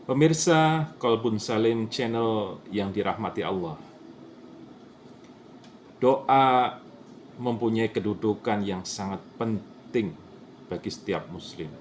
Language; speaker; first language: Indonesian; native; Indonesian